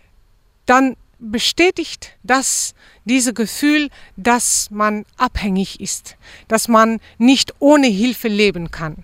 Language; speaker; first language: German; non-native, fluent; Dutch